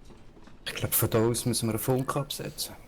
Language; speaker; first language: German; native; German